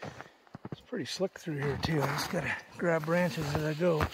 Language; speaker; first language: English; native; English